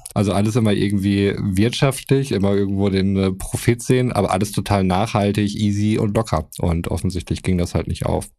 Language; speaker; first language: German; native; German